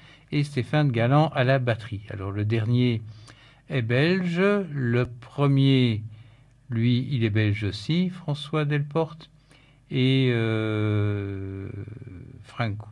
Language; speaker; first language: French; native; French